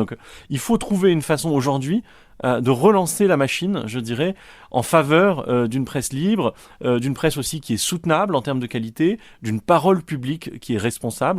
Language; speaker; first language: French; native; French